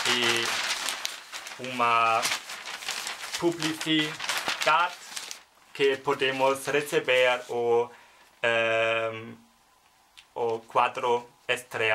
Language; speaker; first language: Portuguese; non-native, learner; German